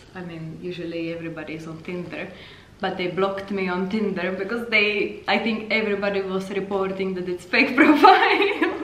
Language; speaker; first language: English; non-native, fluent; Czech